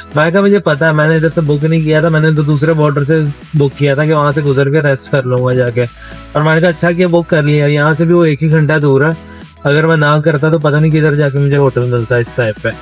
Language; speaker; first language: Urdu; native; Urdu